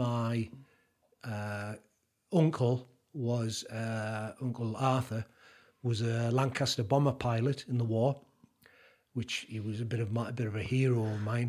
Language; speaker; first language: English; native; English